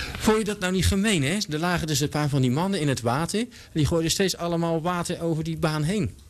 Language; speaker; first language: Dutch; native; Dutch